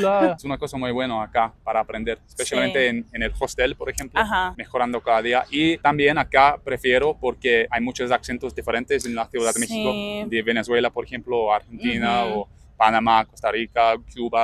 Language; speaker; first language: Spanish; non-native, learner; English